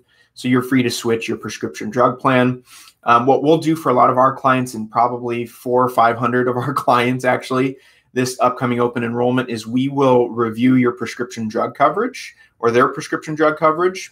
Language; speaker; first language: English; native; English